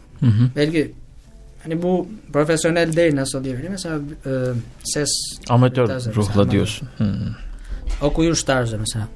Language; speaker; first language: Turkish; non-native, learner; Albanian